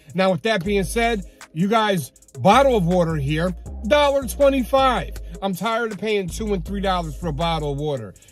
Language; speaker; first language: English; native; English